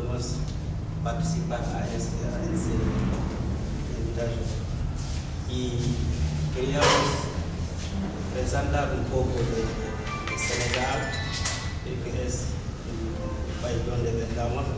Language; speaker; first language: Spanish; non-native, learner; Wolof